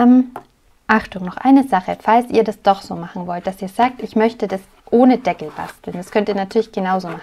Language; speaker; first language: German; native; German